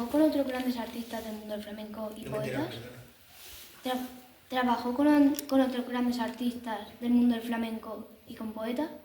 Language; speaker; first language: Spanish; native; Spanish